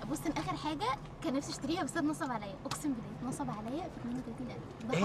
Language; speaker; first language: Arabic; native; Arabic